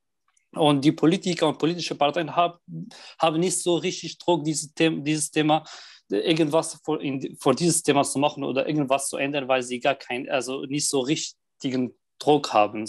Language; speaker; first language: German; non-native, fluent; Arabic